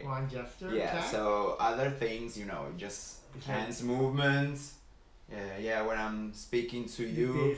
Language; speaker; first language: English; non-native, fluent; Italian